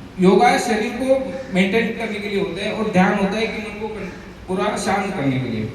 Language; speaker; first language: Hindi; non-native, local second language; Marathi